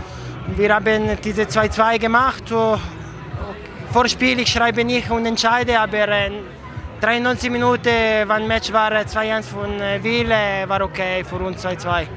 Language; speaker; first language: German; non-native, learner; Italian